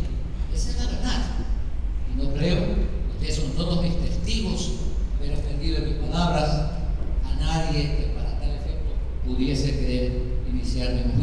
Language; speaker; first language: Spanish; native; Spanish